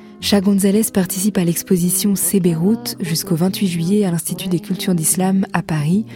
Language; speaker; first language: French; native; French